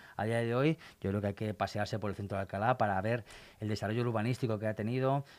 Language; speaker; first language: Spanish; native; Spanish